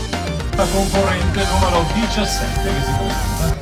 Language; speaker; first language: Italian; native; Italian